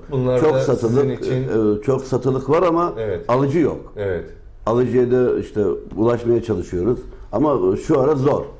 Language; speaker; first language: Turkish; native; Turkish